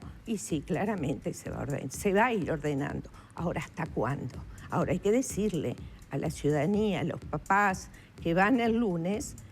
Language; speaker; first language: Spanish; native; Spanish